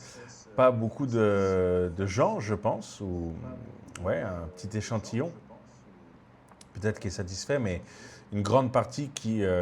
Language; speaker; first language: French; native; French